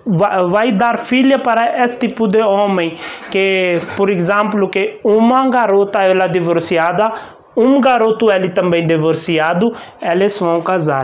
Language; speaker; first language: Portuguese; non-native, learner; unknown